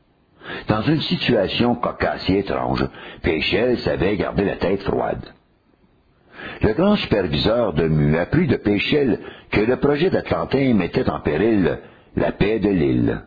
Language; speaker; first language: French; native; French